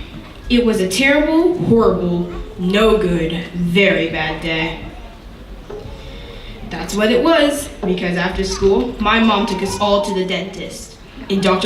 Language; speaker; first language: English; native; English